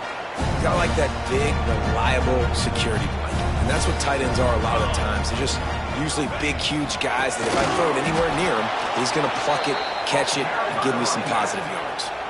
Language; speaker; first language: English; native; English